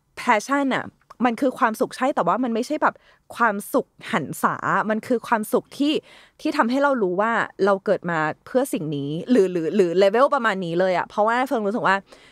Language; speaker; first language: Thai; native; Thai